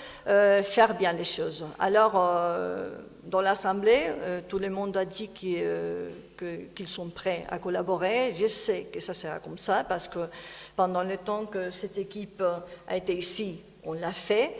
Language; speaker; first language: French; non-native, fluent; Spanish